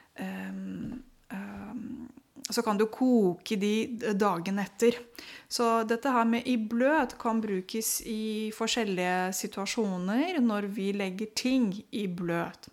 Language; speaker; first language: Norwegian; non-native, fluent; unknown